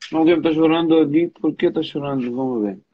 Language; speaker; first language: Portuguese; native; Portuguese